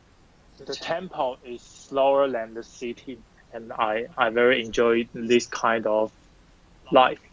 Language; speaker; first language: English; non-native, learner; Chinese